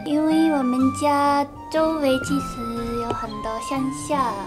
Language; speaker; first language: Chinese; non-native, fluent; Japanese